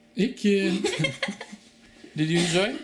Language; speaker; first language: English; non-native, learner; Lithuanian